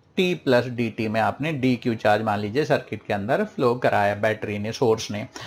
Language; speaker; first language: Hindi; native; Hindi